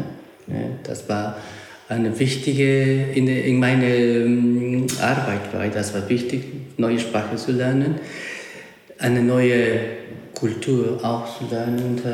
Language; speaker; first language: German; non-native, learner; Spanish